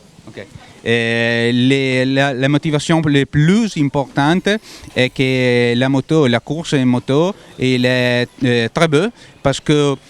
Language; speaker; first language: French; non-native, learner; Italian